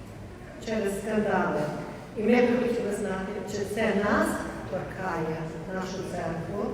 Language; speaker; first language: Ukrainian; early bilingual, heritage; Ukrainian